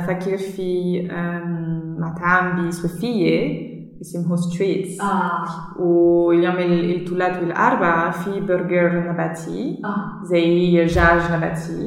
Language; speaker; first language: Arabic; non-native, learner; German